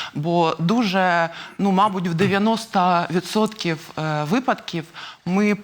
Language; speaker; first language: Ukrainian; non-native, local second language; Russian